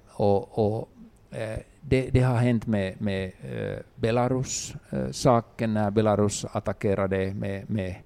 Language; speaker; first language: Swedish; non-native, local second language; Finnish